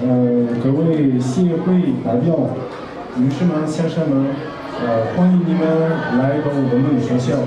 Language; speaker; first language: Chinese; non-native, fluent; Malagasy